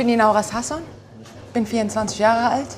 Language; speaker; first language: German; early bilingual, other home language; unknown